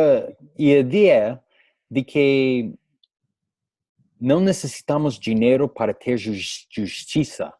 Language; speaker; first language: Portuguese; non-native, learner; English